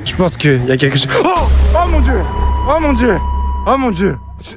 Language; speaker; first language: French; native; French